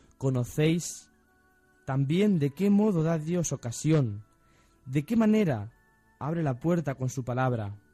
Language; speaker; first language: Spanish; native; Spanish